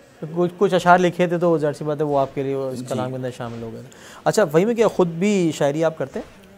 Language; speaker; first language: Urdu; native; Urdu